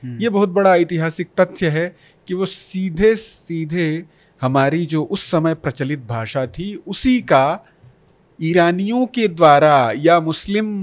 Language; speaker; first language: Hindi; non-native, local second language; Bhojpuri